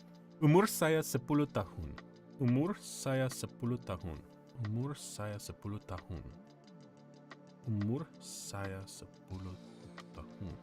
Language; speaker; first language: Indonesian; non-native, learner; English